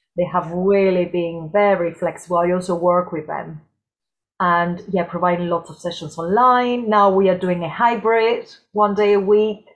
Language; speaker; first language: English; non-native, fluent; Spanish